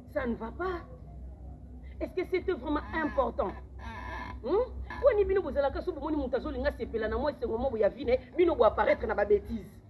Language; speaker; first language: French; non-native, local second language; Lingala